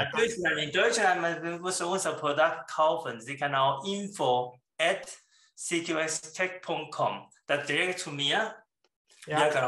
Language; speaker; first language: German; non-native, learner; Chinese